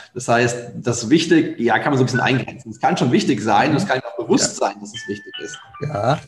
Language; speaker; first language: German; native; German